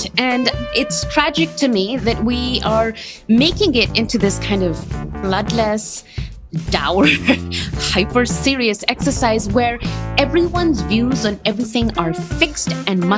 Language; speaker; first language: English; non-native, local second language; Urdu